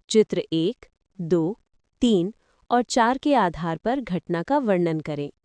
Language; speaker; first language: Hindi; non-native, local second language; Malayalam